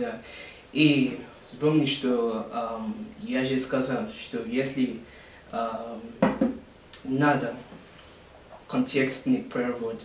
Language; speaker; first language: Russian; non-native, learner; English